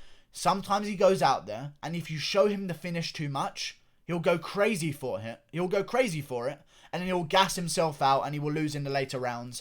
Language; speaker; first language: English; native; English